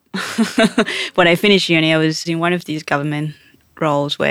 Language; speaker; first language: English; non-native, fluent; Spanish